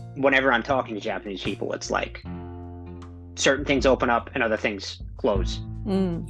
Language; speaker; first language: English; native; English